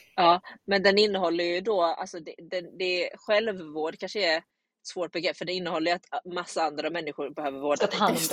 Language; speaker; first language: Swedish; native; Swedish